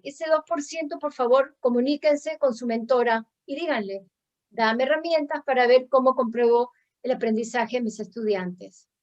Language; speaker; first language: Spanish; native; Spanish